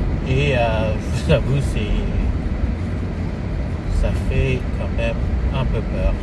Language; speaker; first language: French; early bilingual, heritage; French